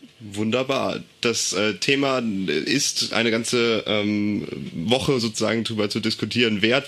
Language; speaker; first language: German; native; German